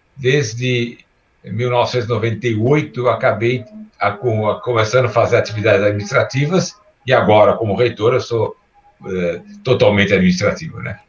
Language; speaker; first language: Portuguese; early bilingual, other home language; Armenian